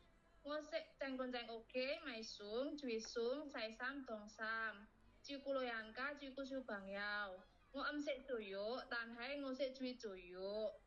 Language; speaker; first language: Cantonese; non-native, learner; Indonesian